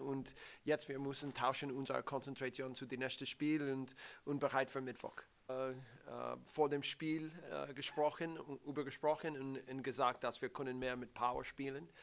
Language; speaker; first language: German; non-native, learner; English